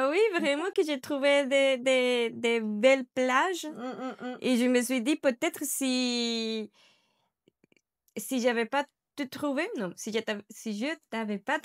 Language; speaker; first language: French; non-native, learner; Spanish